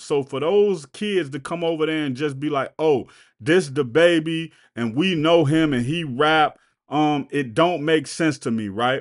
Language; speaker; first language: English; native; English